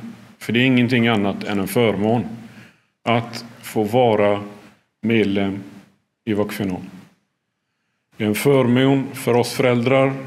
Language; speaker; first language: Swedish; early bilingual, other home language; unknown